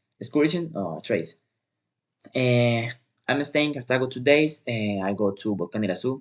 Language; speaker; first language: English; non-native, learner; Spanish